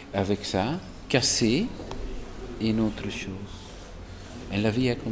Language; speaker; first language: French; non-native, local second language; Dutch